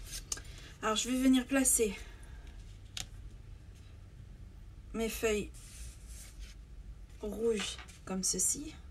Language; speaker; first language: French; native; French